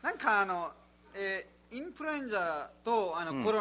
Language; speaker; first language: Japanese; non-native, fluent; Nepali